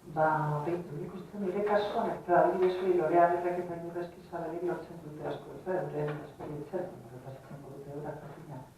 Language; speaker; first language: Basque; non-native, local second language; Spanish